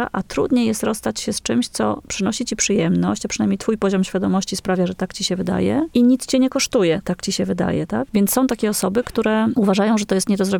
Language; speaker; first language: Polish; native; Polish